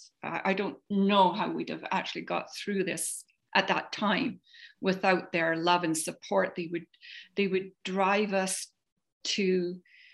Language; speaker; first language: English; native; English